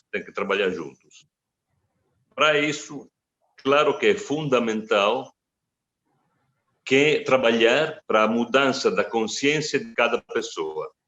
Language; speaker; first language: Portuguese; non-native, fluent; Italian